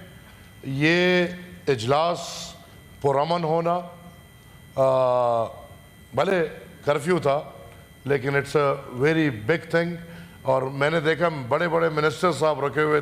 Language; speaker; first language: Urdu; non-native, local second language; Pashto